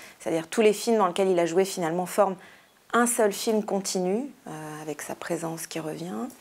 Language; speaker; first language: French; native; French